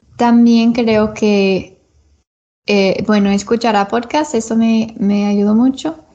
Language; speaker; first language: Spanish; non-native, learner; English